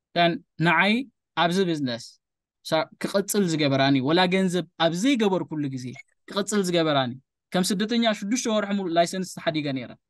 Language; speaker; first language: Tigrinya; native; Tigrinya